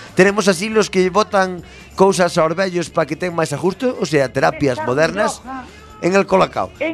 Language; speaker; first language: Galician; non-native, local second language; Spanish